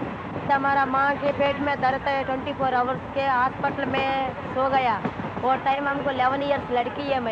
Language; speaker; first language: Hindi; non-native, local second language; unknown